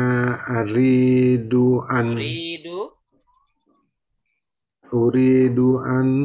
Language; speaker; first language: Arabic; non-native, learner; Indonesian